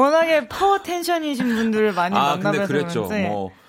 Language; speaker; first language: Korean; native; Korean